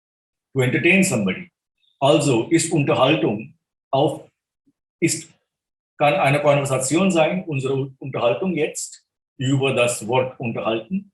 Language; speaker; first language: German; non-native, fluent; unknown